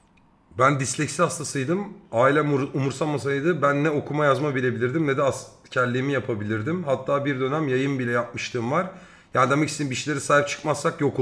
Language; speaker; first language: Turkish; native; Turkish